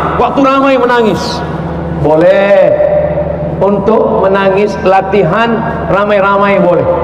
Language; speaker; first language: Malay; native; Malay